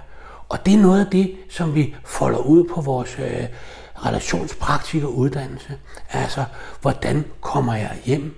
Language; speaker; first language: Danish; native; Danish